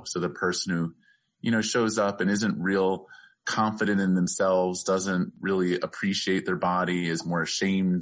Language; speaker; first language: English; native; English